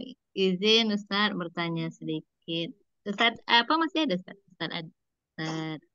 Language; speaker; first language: Malay; native; Malay